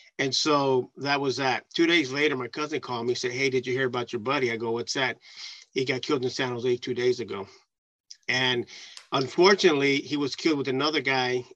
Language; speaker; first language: English; early bilingual, other home language; Spanish